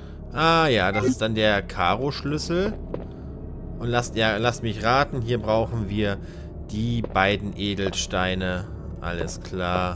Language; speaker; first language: German; native; German